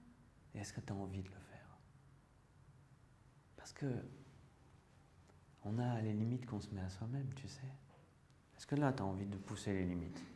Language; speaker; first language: French; native; French